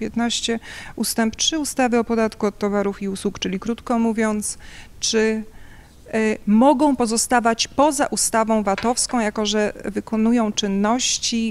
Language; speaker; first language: Polish; native; Polish